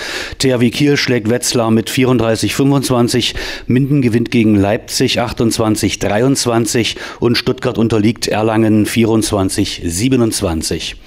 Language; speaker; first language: German; native; German